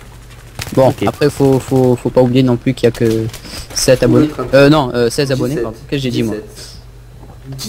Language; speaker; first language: French; native; French